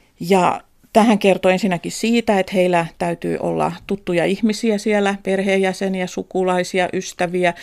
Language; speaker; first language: Finnish; native; Finnish